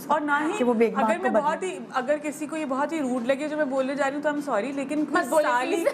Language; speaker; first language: Urdu; native; Urdu